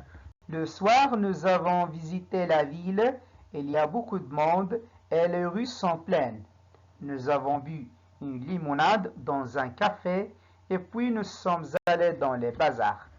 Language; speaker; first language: French; non-native, local second language; Arabic